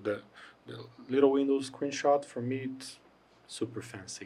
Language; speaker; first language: English; non-native, fluent; Portuguese